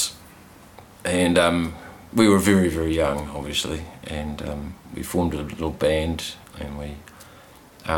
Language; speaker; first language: English; native; English